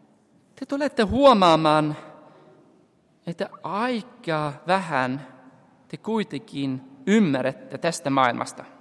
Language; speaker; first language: Finnish; non-native, fluent; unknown